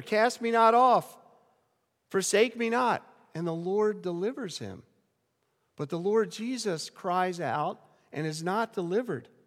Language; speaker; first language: English; native; English